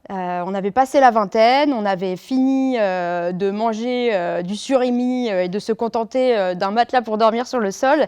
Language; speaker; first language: French; native; French